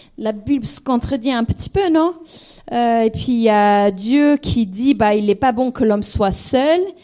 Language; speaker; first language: French; non-native, fluent; English